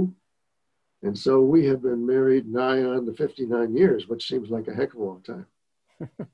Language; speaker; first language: English; native; English